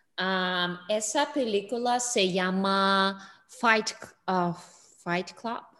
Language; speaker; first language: Spanish; non-native, learner; English